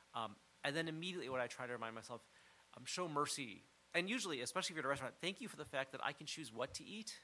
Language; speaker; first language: English; native; English